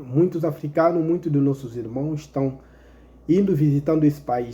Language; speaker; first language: Portuguese; non-native, fluent; Lingala